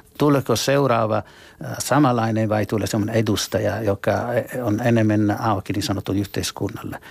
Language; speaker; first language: Finnish; non-native, fluent; Italian